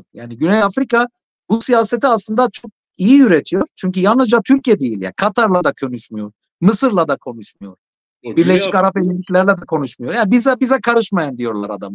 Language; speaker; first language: Turkish; non-native, fluent; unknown